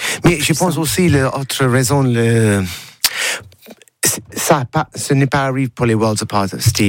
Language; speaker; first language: French; non-native, learner; English